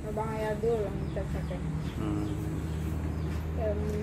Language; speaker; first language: Spanish; native; Spanish